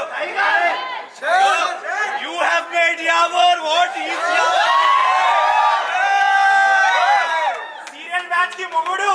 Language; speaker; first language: Telugu; non-native, learner; Hindi